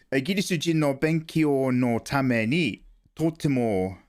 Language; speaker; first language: Japanese; non-native, learner; English